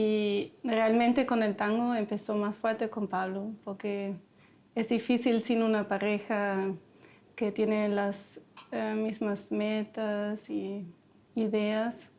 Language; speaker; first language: Spanish; non-native, fluent; German